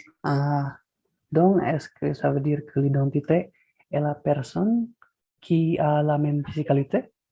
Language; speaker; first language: French; non-native, learner; Indonesian